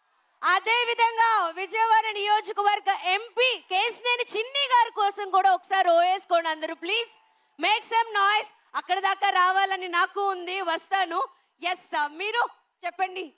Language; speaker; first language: Telugu; native; Telugu